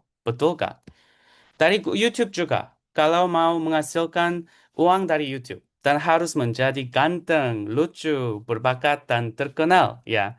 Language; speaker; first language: Indonesian; non-native, fluent; Korean